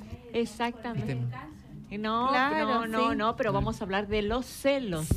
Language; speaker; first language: Spanish; native; Spanish